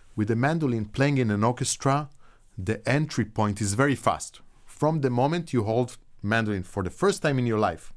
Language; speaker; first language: English; non-native, fluent; Hebrew